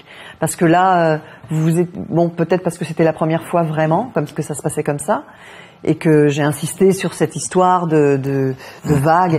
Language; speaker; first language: French; native; French